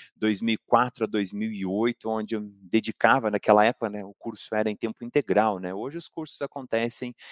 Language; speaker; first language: Portuguese; native; Portuguese